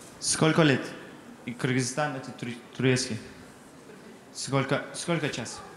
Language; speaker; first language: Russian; non-native, learner; Turkish